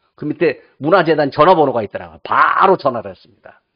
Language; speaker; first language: Korean; native; Korean